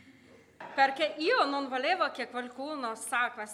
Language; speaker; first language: Italian; non-native, learner; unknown